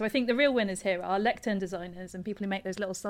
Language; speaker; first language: English; native; English